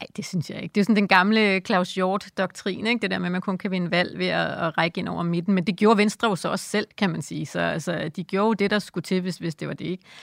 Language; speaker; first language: Danish; native; Danish